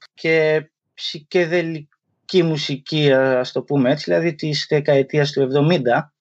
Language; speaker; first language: Greek; early bilingual, other home language; French